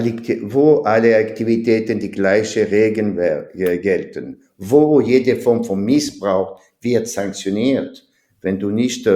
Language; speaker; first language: German; non-native, fluent; French